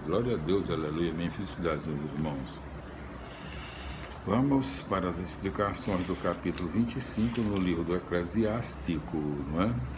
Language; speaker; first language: Portuguese; native; Portuguese